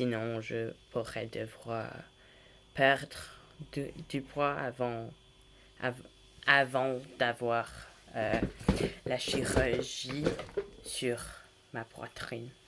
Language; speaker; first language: French; non-native, learner; English